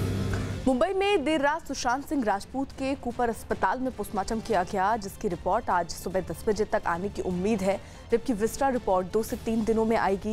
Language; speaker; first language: Hindi; native; Hindi